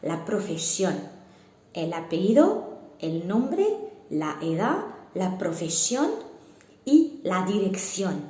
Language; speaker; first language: Spanish; non-native, fluent; Arabic